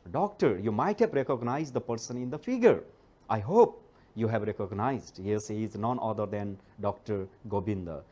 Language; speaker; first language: English; non-native, local second language; Nepali